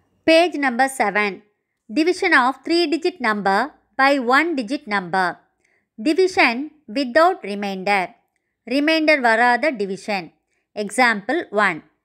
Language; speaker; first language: English; non-native, local second language; Tamil